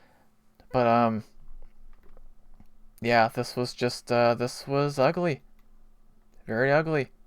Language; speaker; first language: English; native; English